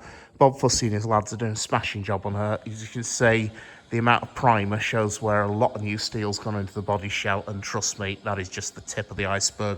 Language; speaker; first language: English; native; English